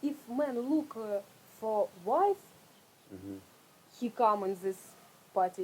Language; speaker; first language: English; non-native, learner; Russian